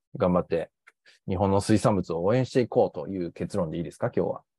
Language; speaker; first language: Japanese; native; Japanese